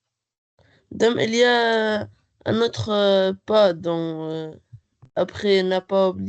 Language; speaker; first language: French; non-native, learner; Arabic